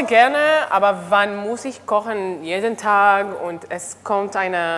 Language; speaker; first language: German; non-native, learner; Hebrew